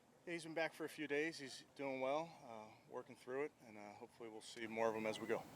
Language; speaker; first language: English; native; English